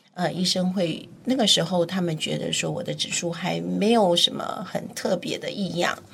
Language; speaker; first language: Chinese; native; Chinese